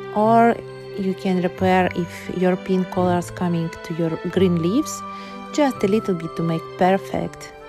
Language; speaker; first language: English; non-native, learner; Ukrainian